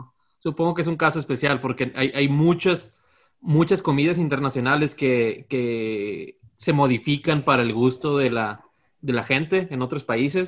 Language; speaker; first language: Spanish; native; Spanish